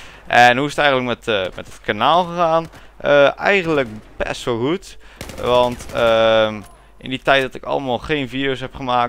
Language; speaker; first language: Dutch; native; Dutch